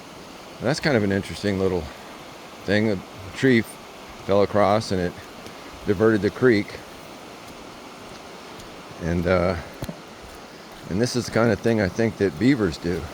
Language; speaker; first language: English; native; English